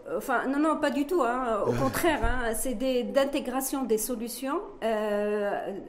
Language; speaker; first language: French; non-native, local second language; Arabic